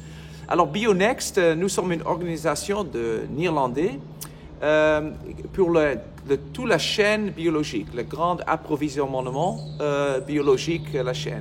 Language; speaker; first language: French; non-native, learner; Dutch